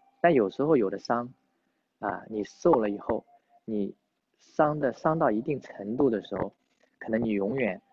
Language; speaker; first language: Chinese; native; Chinese